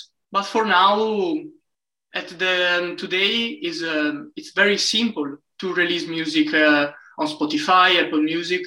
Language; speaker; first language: English; non-native, learner; Italian